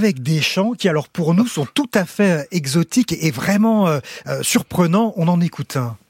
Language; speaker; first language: French; native; French